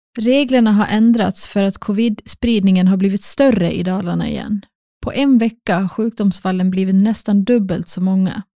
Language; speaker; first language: Swedish; native; Swedish